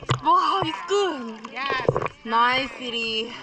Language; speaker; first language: English; non-native, learner; Korean